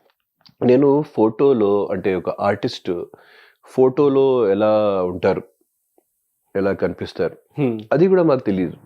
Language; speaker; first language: Telugu; non-native, local second language; Hindi